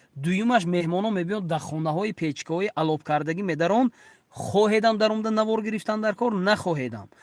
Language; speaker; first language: Tajik; native; Tajik